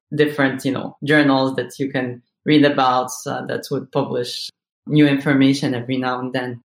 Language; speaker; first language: English; non-native, fluent; Arabic